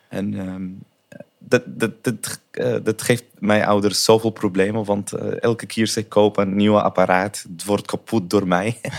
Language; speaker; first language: Dutch; non-native, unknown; Arabic